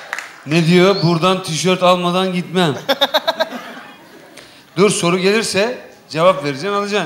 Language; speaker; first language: Turkish; native; Turkish